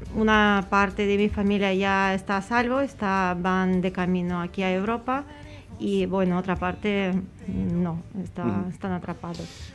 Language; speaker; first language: Spanish; non-native, fluent; Ukrainian